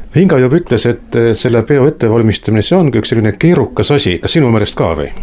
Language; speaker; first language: Estonian; native; Estonian